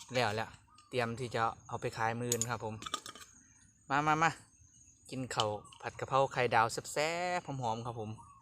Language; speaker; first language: Thai; native; Thai